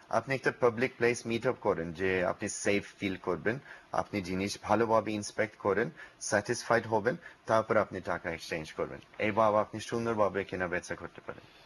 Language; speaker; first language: Bangla; non-native, learner; English